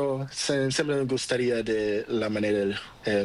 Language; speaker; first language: Spanish; non-native, learner; Portuguese